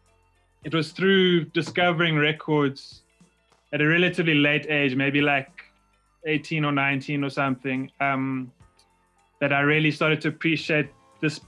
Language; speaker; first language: English; native; English